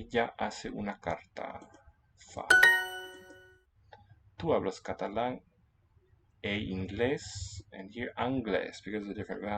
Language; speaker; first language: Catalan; non-native, learner; English